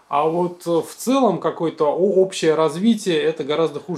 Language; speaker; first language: Russian; native; Russian